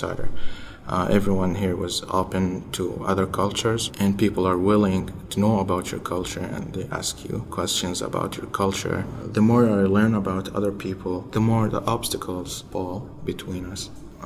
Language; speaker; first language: English; non-native, fluent; Arabic